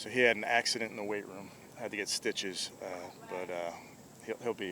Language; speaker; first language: English; native; English